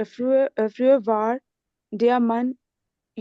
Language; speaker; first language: German; non-native, learner; Urdu